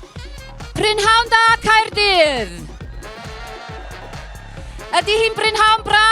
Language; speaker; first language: Welsh; native; Welsh